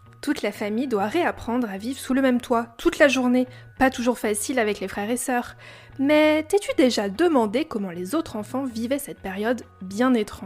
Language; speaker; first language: French; native; French